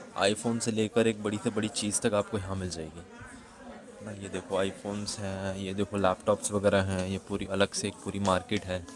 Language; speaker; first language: Hindi; native; Hindi